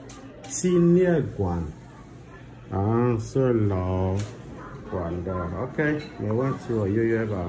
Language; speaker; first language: Chinese; non-native, learner; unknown